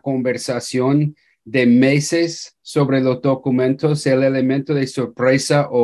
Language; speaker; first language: Spanish; non-native, fluent; English